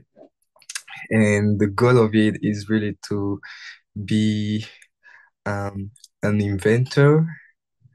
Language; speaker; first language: English; non-native, fluent; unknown